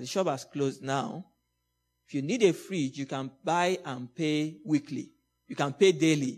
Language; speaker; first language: English; non-native, local second language; Yoruba